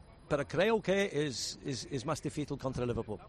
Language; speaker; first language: Spanish; non-native, learner; English